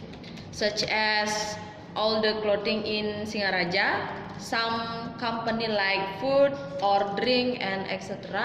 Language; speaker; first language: English; non-native, learner; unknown